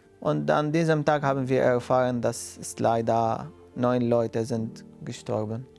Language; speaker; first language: German; non-native, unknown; Arabic